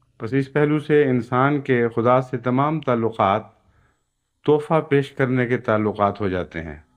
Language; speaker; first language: Urdu; native; Urdu